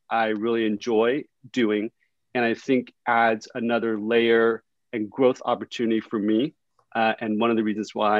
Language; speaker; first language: English; early bilingual, other home language; Vietnamese